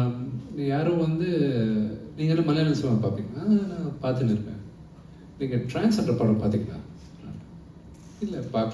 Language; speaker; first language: Tamil; non-native, local second language; Telugu